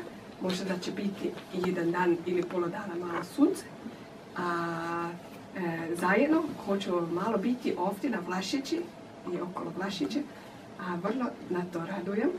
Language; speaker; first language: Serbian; non-native, learner; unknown